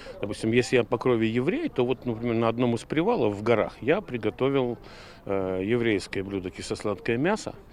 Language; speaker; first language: Russian; native; Russian